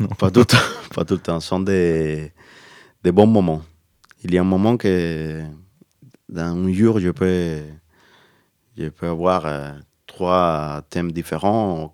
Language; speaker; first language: French; non-native, learner; Spanish